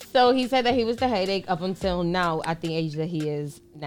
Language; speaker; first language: English; early bilingual, other home language; Spanish